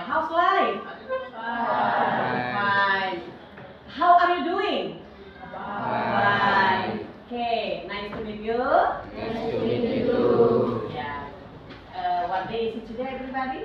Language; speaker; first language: English; non-native, learner; Indonesian